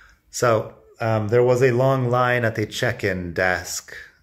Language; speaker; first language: English; native; English